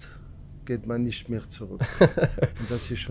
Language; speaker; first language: German; non-native, learner; French